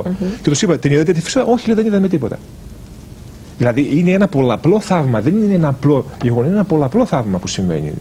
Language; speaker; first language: Greek; native; Greek